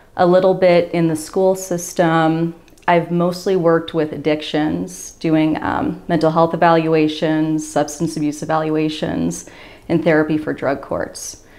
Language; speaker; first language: English; native; English